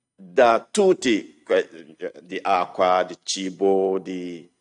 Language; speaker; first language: Italian; non-native, learner; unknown